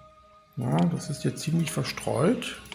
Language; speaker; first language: German; native; German